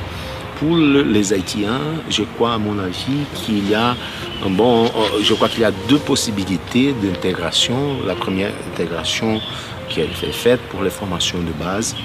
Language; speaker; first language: French; non-native, fluent; Portuguese